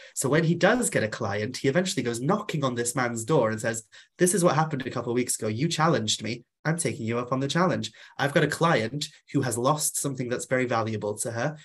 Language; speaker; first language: English; non-native, local second language; Welsh